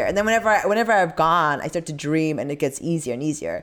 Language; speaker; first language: English; early bilingual, other home language; Korean